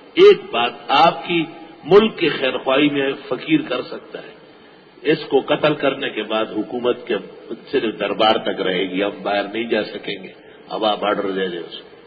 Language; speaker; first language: Urdu; non-native, local second language; Pashto